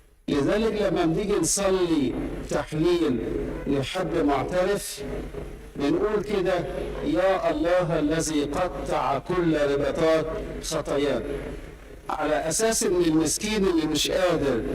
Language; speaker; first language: Arabic; native; Arabic